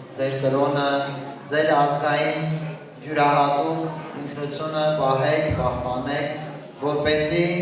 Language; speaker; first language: Armenian; non-native, local second language; Assyrian Neo-Aramaic